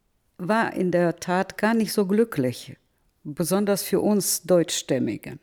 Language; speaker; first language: German; early bilingual, heritage; German